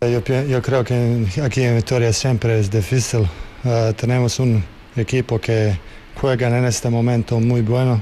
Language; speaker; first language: Spanish; non-native, learner; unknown